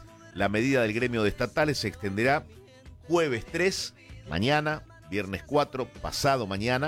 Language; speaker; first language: Spanish; native; Spanish